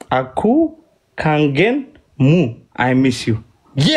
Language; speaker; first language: English; non-native, learner; Oromo